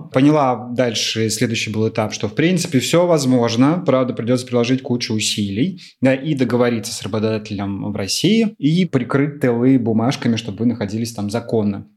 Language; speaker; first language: Russian; native; Russian